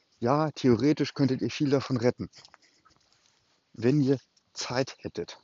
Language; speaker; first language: German; native; German